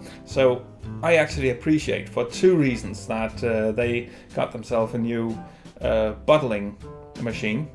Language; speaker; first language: English; non-native, fluent; Danish